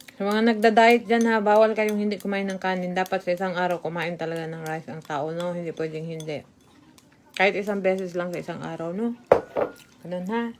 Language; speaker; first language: Filipino; non-native, local second language; Cebuano